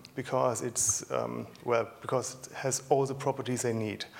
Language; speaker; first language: English; non-native, fluent; German